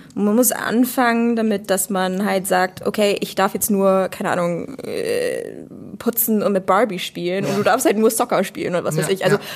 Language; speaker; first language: German; non-native, fluent; English